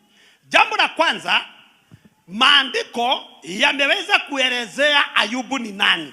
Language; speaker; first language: Swahili; non-native, local second language; Kikuyu